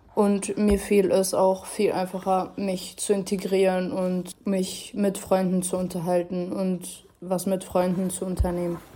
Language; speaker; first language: German; early bilingual, other home language; Arabic